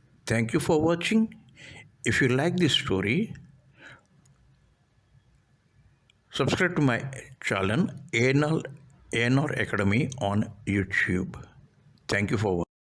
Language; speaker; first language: English; non-native, local second language; Telugu